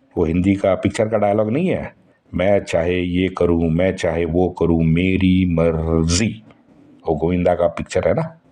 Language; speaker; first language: Hindi; non-native, local second language; Marathi